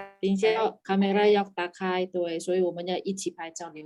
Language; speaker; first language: Chinese; non-native, fluent; Indonesian